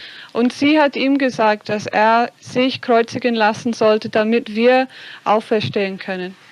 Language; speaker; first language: German; non-native, fluent; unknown